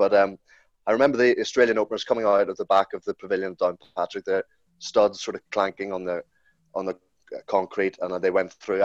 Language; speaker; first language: English; native; English